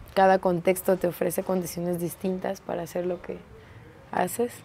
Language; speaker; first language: Spanish; native; Spanish